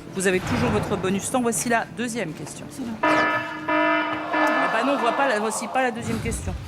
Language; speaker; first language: French; native; French